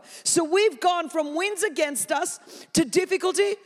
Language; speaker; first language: English; non-native, fluent; Greek